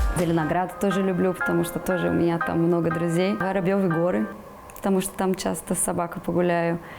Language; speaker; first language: Russian; non-native, fluent; Portuguese